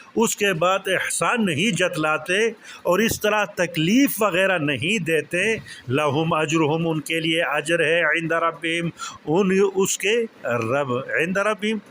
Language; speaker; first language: Urdu; non-native, local second language; Pashto